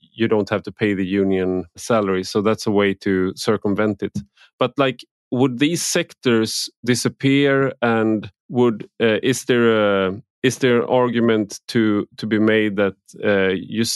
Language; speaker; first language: English; non-native, fluent; Swedish